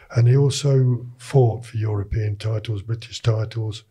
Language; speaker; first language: English; native; English